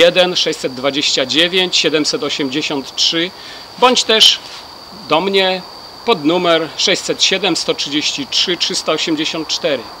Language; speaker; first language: Polish; native; Polish